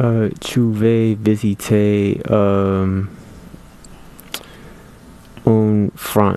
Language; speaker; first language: French; non-native, learner; English